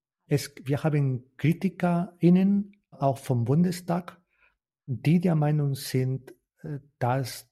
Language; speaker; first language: German; non-native, fluent; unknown